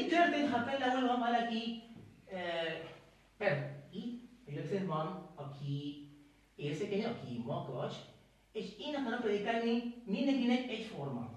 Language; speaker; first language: Hungarian; non-native, learner; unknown